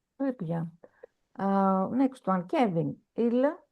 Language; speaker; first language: French; non-native, fluent; Greek